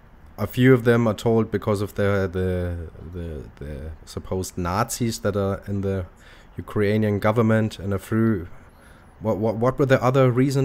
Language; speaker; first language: English; non-native, fluent; German